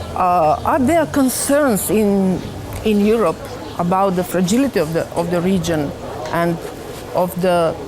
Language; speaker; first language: English; non-native, fluent; Macedonian